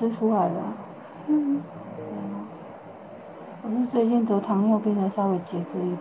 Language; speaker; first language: Chinese; native; Chinese